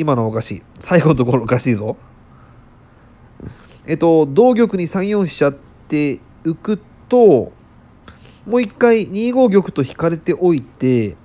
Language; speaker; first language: Japanese; native; Japanese